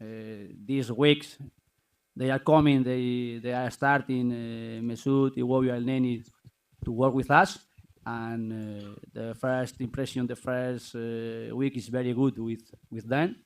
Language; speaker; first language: English; non-native, learner; Spanish